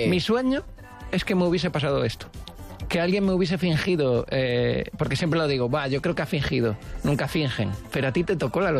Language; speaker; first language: Spanish; native; Spanish